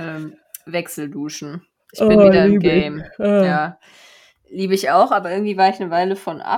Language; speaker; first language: German; native; German